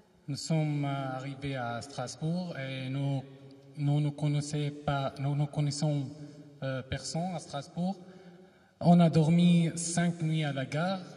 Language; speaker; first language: French; non-native, learner; Arabic